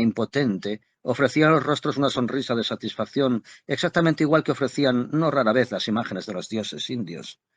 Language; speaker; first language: Spanish; native; Spanish